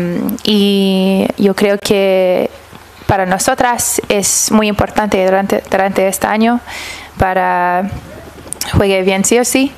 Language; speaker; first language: Spanish; early bilingual, heritage; English